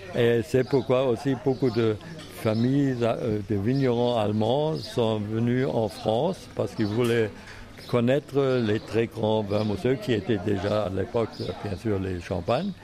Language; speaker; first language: French; non-native, fluent; German